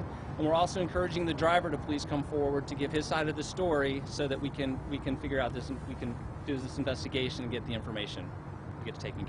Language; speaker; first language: English; native; English